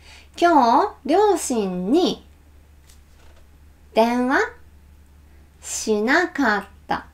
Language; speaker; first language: Japanese; non-native, learner; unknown